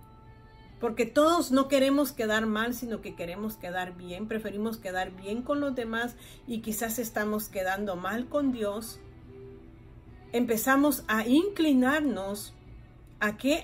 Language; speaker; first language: Spanish; native; Spanish